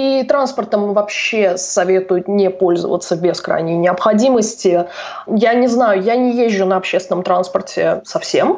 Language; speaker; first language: Russian; native; Russian